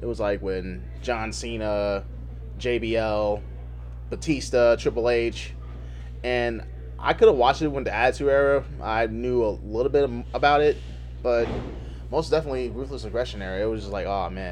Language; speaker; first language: English; native; English